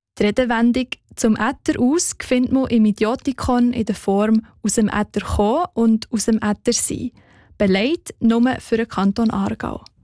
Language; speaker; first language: German; native; German